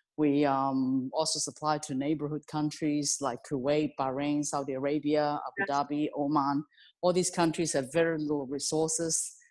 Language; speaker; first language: English; non-native, local second language; Cantonese